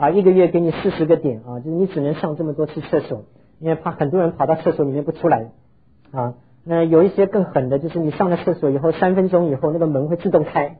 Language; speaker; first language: Chinese; native; Chinese